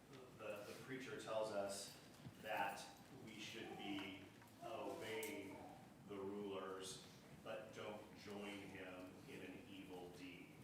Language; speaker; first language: English; native; English